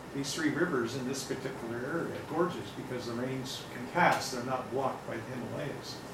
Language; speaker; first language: English; native; English